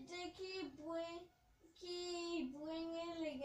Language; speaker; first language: French; early bilingual, heritage; English